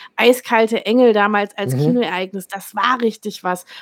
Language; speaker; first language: German; native; German